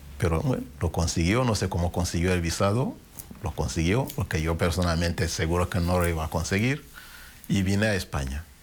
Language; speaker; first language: Spanish; non-native, fluent; Kinyarwanda